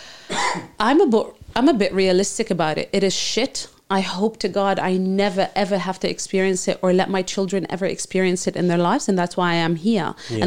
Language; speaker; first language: English; non-native, fluent; Arabic